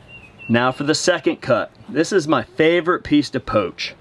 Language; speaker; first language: English; native; English